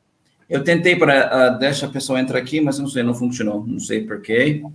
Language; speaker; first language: Portuguese; non-native, learner; English